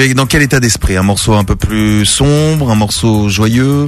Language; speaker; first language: French; native; French